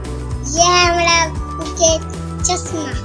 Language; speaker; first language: Hindi; native; Hindi